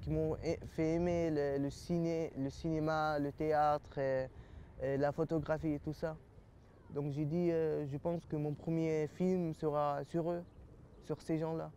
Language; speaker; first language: French; early bilingual, other home language; Arabic